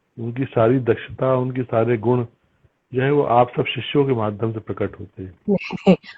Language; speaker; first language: Hindi; native; Hindi